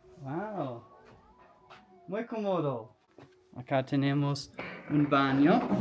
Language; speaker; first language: Spanish; non-native, learner; English